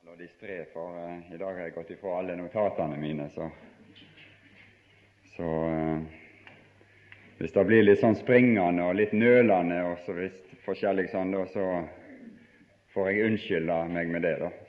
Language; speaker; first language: Norwegian; native; Norwegian